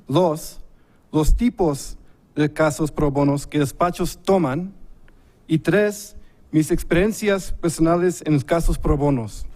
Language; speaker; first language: Spanish; early bilingual, heritage; English